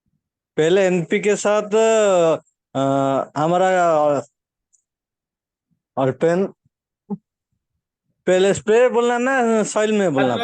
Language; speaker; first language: Hindi; non-native, local second language; Odia